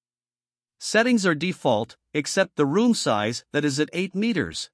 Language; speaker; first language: English; non-native, fluent; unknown